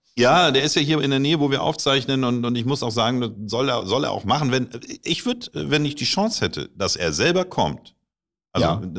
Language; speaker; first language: German; native; German